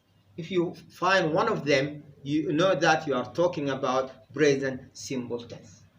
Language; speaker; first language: English; non-native, fluent; Arabic